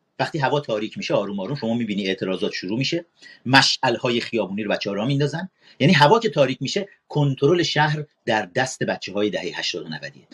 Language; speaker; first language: Persian; native; Persian